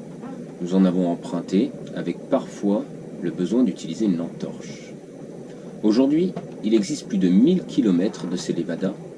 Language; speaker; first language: French; native; French